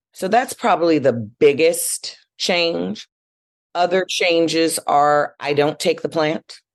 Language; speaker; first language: English; native; English